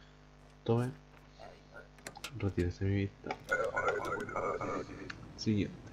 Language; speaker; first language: Spanish; native; Spanish